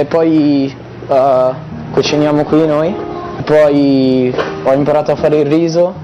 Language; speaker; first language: Italian; early bilingual, other home language; Filipino